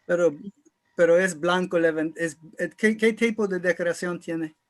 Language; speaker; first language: Spanish; non-native, fluent; English